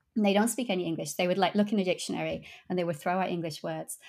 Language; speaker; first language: English; native; English